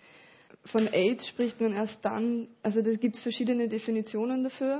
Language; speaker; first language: German; native; German